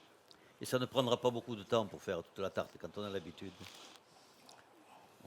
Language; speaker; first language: French; native; French